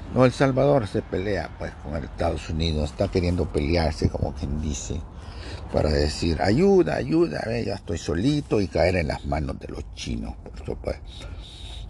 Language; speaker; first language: Spanish; native; Spanish